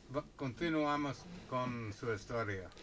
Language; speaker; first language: Spanish; non-native, learner; English